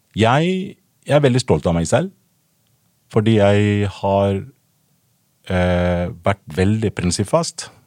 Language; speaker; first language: Norwegian; non-native, fluent; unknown